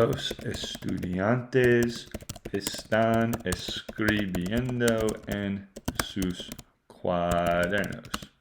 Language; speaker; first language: Spanish; non-native, fluent; English